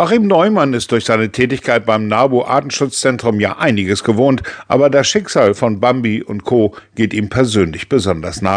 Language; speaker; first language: German; native; German